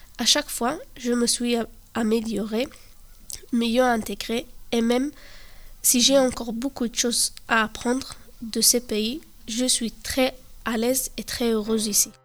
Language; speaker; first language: French; non-native, learner; Arabic